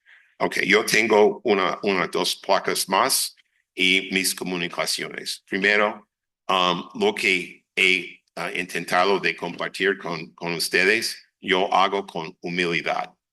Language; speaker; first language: Spanish; non-native, fluent; English